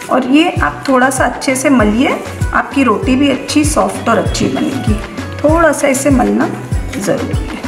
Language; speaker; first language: Hindi; native; Hindi